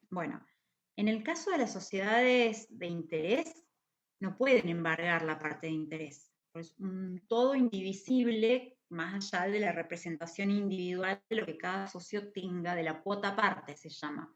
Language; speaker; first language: Spanish; native; Spanish